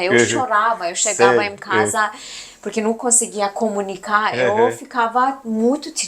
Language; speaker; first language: Portuguese; non-native, fluent; Persian